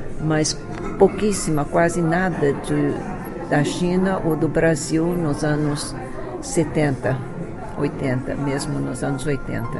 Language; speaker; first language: Portuguese; early bilingual, other home language; Chinese